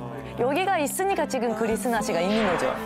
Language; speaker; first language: Korean; native; Korean